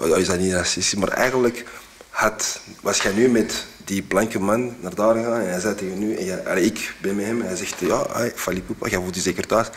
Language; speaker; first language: Dutch; early bilingual, other home language; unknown